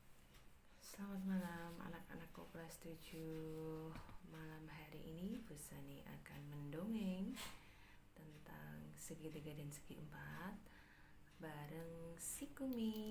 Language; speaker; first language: Indonesian; native; Indonesian